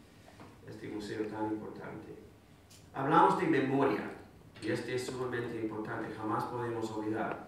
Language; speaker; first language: Spanish; non-native, fluent; English